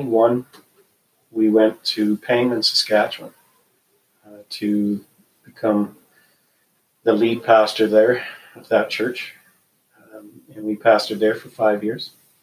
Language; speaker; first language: English; native; English